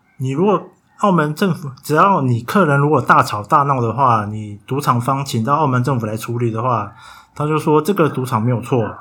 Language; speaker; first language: Chinese; native; Chinese